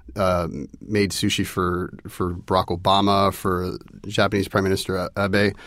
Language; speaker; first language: English; native; English